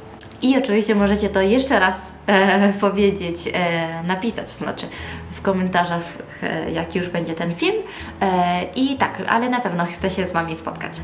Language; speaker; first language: Polish; early bilingual, heritage; Polish